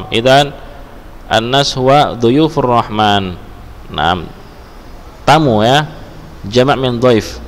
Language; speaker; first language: Arabic; non-native, fluent; Indonesian